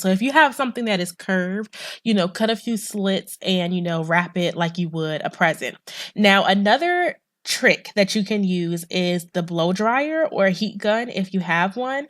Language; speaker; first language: English; native; English